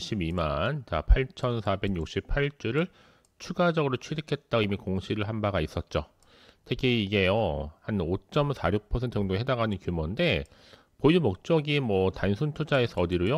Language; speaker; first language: Korean; native; Korean